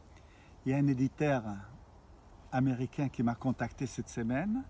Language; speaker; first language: French; native; French